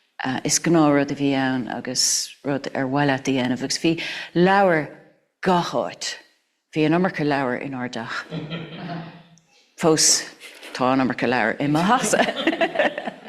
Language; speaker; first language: Irish; non-native, local second language; English